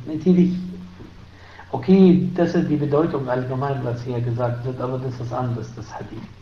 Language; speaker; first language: German; non-native, fluent; Arabic